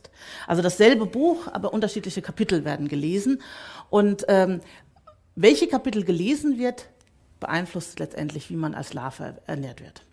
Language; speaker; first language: German; native; German